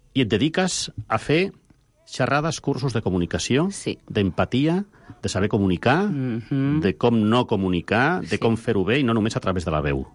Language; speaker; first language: Catalan; non-native, local second language; Spanish